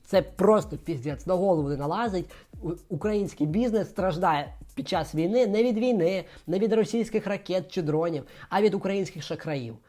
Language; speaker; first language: Ukrainian; non-native, local second language; Russian